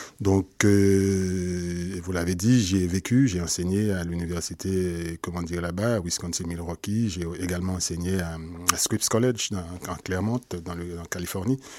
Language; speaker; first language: French; non-native, local second language; Haitian Creole